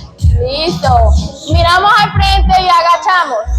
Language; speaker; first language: Spanish; native; Spanish